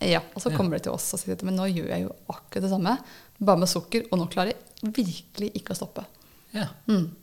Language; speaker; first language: Norwegian; native; Norwegian